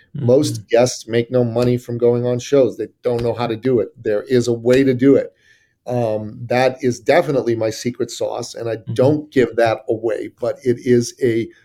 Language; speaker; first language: English; early bilingual, other home language; Persian